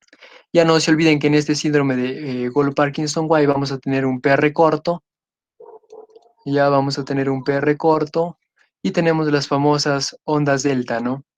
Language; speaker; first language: Spanish; native; Spanish